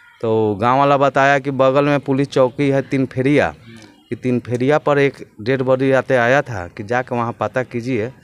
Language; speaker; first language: Hindi; native; Hindi